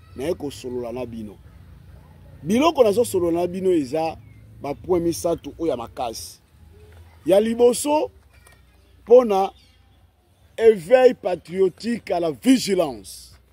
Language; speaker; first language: Lingala; non-native, local second language; Kongo